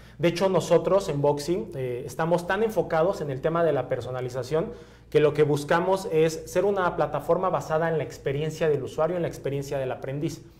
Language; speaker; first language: Spanish; native; Spanish